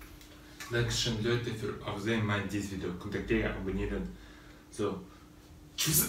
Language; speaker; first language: German; non-native, learner; Russian